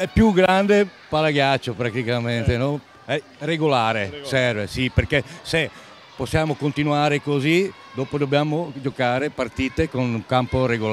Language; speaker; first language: Italian; non-native, learner; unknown